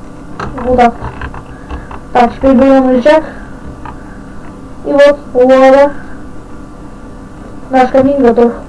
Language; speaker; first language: Russian; native; Russian